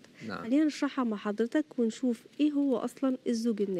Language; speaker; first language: Arabic; native; Arabic